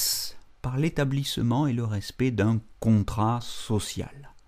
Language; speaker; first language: French; native; French